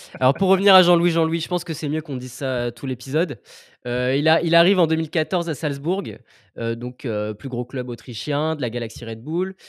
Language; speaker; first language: French; native; French